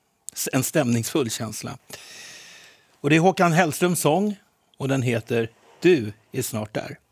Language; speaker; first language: Swedish; native; Swedish